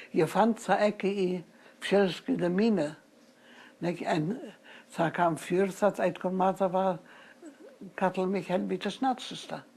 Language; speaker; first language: Icelandic; non-native, fluent; German